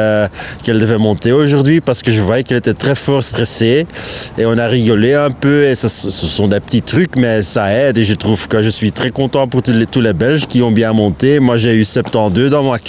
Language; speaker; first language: French; non-native, local second language; Dutch